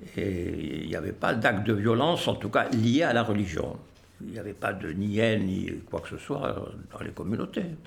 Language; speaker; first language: French; native; French